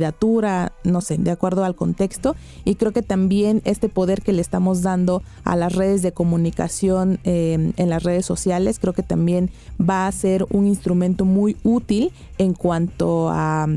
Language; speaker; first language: Spanish; native; Spanish